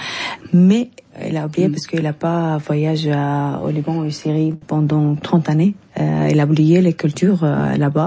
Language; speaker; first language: French; non-native, learner; Arabic